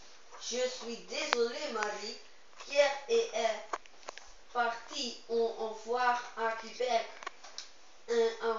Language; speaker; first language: French; non-native, learner; Dutch